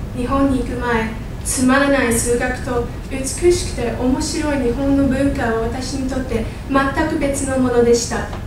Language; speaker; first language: Japanese; non-native, fluent; English